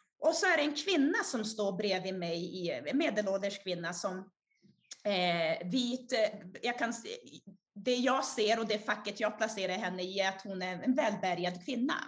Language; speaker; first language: Swedish; early bilingual, other home language; Portuguese